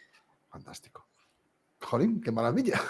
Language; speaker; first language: Spanish; native; Spanish